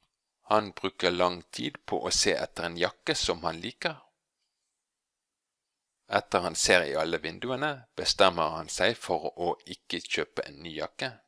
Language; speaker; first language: Norwegian; non-native, fluent; English